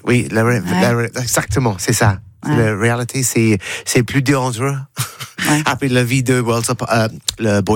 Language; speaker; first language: French; non-native, learner; English